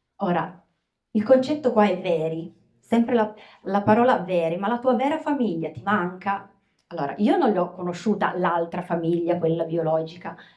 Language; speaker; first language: Italian; native; Italian